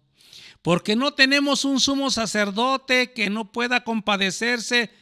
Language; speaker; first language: Spanish; native; Spanish